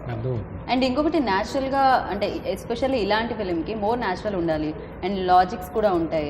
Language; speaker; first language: Telugu; native; Telugu